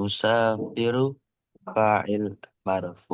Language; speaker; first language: Arabic; non-native, learner; Indonesian